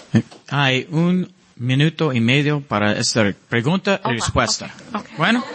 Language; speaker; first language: Spanish; non-native, learner; English